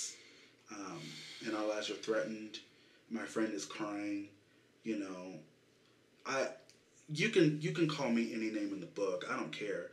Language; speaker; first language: English; native; English